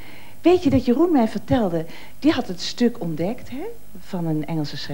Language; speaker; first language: Dutch; native; Dutch